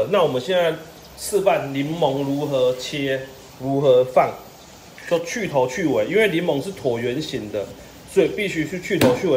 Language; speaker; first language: Chinese; native; Chinese